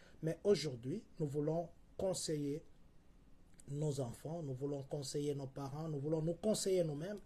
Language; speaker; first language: French; non-native, local second language; Lingala